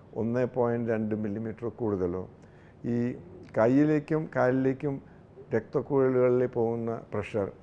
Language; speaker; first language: Malayalam; native; Malayalam